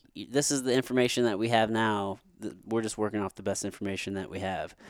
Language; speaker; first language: English; native; English